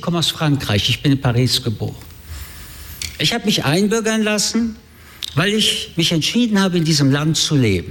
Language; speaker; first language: German; early bilingual, other home language; French